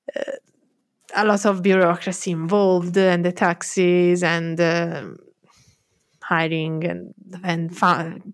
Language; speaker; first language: English; non-native, fluent; Italian